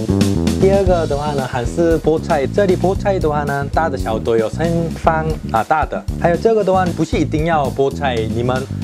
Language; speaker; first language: Chinese; non-native, learner; Korean